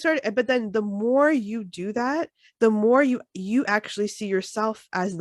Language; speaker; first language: English; native; English